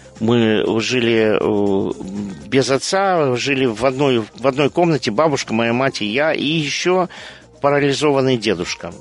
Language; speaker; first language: Russian; early bilingual, heritage; Russian